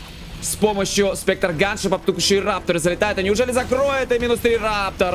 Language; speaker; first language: Russian; native; Russian